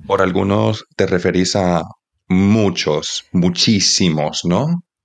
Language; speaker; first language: Spanish; native; Spanish